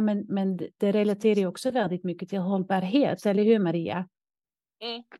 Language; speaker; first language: Swedish; non-native, fluent; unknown